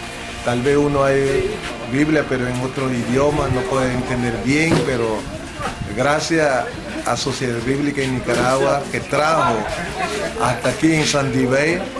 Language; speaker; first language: Spanish; non-native, local second language; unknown